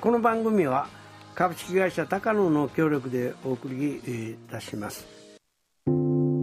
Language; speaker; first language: Japanese; native; Japanese